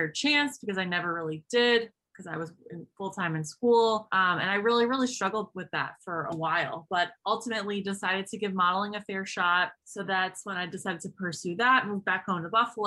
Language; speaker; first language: English; native; English